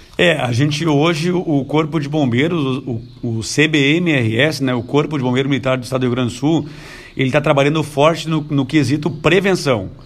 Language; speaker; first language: Portuguese; native; Portuguese